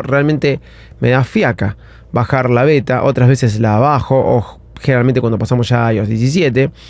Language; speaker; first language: Spanish; native; Spanish